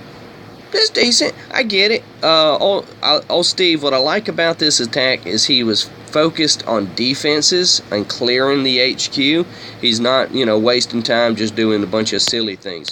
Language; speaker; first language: English; native; English